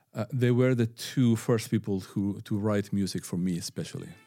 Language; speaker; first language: English; non-native, fluent; Spanish